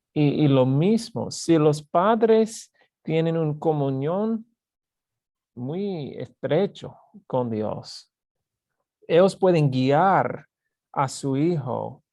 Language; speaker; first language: Spanish; non-native, fluent; English